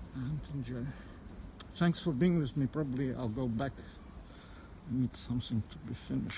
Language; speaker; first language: English; non-native, fluent; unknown